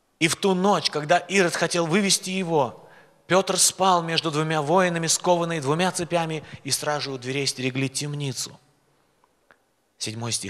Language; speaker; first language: Russian; native; Russian